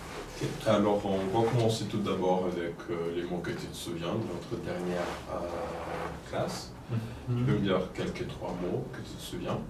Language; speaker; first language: French; non-native, fluent; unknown